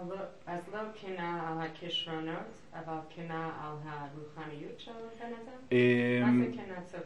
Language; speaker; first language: Hebrew; non-native, learner; English